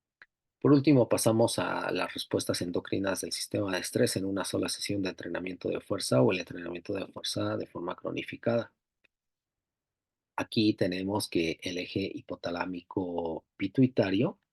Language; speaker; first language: Spanish; native; Spanish